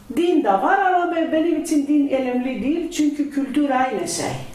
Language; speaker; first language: Turkish; non-native, learner; Greek